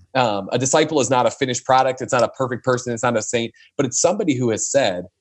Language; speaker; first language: English; native; English